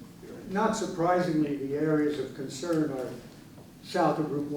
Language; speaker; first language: English; native; English